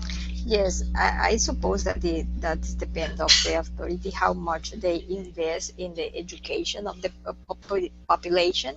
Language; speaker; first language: English; non-native, fluent; Spanish